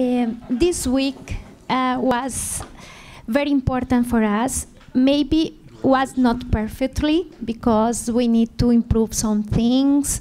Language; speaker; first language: English; non-native, learner; Portuguese